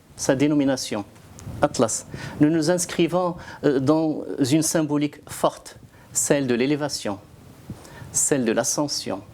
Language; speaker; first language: French; non-native, local second language; Arabic